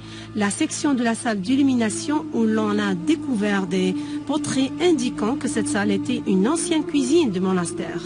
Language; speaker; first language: French; non-native, fluent; Arabic